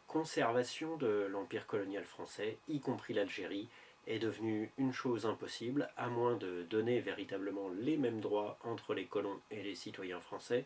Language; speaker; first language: French; native; French